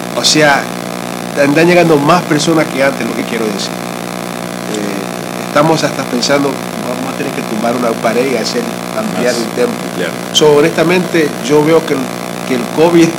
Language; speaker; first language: Spanish; early bilingual, heritage; Spanish